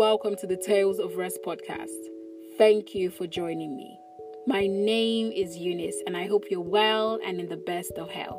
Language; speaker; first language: English; non-native, local second language; Igbo